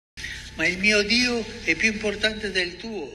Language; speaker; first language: Italian; early bilingual, heritage; Spanish